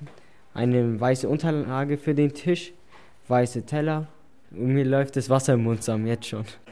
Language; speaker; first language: German; native; German